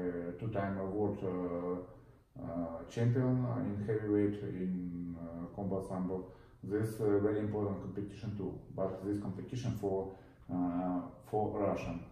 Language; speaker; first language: English; non-native, learner; Russian